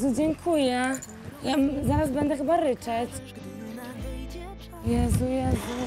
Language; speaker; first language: Polish; native; Polish